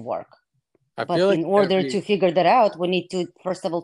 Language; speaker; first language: English; non-native, fluent; Hebrew